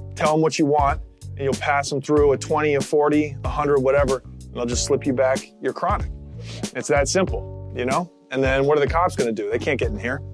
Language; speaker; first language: English; native; English